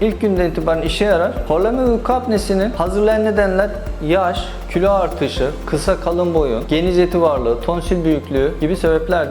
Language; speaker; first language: Turkish; native; Turkish